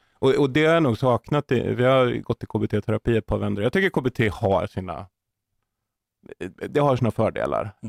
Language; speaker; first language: Swedish; native; Swedish